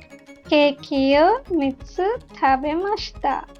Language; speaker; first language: Japanese; non-native, learner; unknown